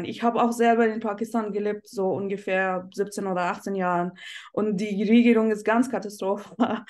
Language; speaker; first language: German; non-native, fluent; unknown